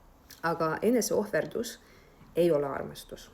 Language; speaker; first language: Estonian; non-native, local second language; Russian